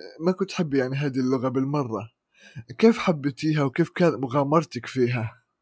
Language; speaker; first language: Arabic; native; Arabic